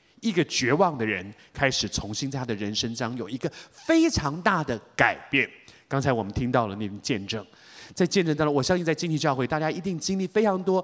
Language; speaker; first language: Chinese; native; Chinese